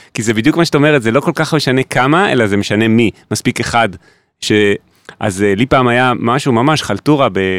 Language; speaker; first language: Hebrew; native; Hebrew